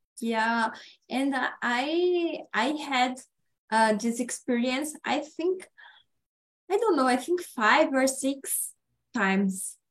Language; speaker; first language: English; non-native, learner; Portuguese